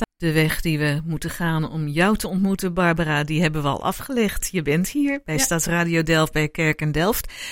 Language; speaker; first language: Dutch; native; Dutch